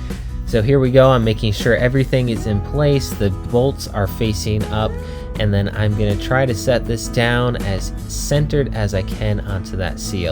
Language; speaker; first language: English; native; English